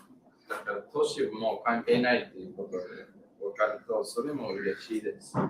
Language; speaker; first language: Japanese; non-native, learner; English